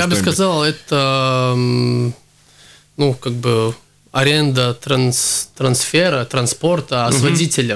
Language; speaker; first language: Russian; non-native, local second language; Latvian